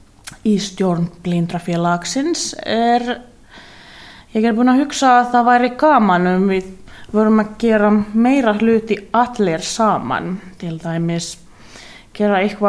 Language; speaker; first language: Icelandic; non-native, learner; Finnish